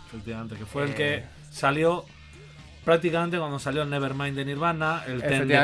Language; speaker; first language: Spanish; native; Spanish